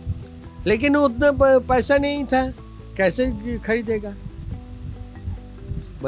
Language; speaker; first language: Hindi; non-native, local second language; Bangla